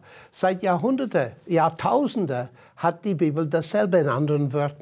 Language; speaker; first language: German; non-native, fluent; English